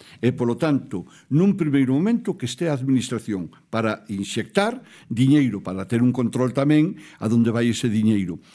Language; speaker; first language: Galician; native; Galician